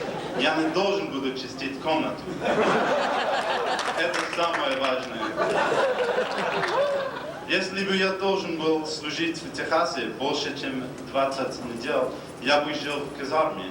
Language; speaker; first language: Russian; non-native, learner; English